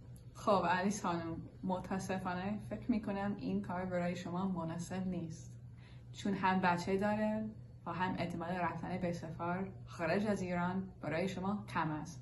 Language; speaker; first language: Persian; non-native, learner; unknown